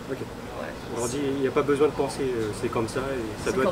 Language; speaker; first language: French; early bilingual, other home language; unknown